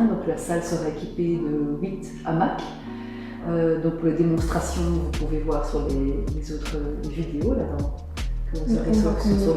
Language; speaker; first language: French; native; French